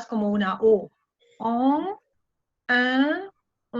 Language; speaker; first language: Spanish; non-native, fluent; French